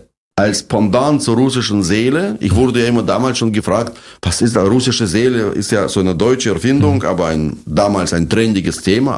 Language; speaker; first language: German; non-native, fluent; Russian